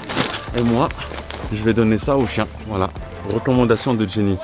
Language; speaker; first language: French; native; French